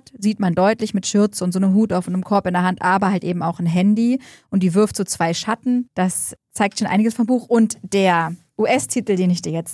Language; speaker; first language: German; native; German